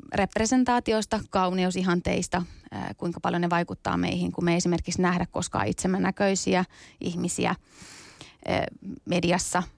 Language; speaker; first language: Finnish; early bilingual, other home language; Kurdish